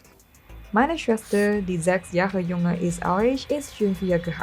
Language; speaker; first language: German; non-native, learner; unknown